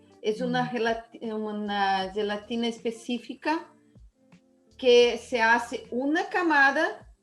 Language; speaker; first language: Spanish; non-native, learner; Portuguese